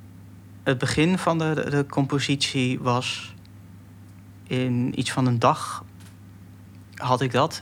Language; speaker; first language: Dutch; native; Dutch